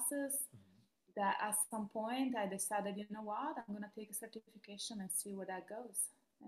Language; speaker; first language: English; non-native, fluent; Italian